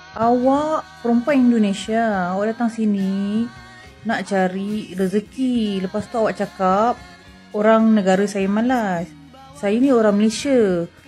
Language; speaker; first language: Malay; native; Malay